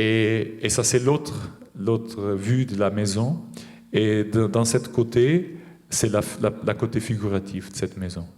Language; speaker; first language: French; non-native, fluent; Portuguese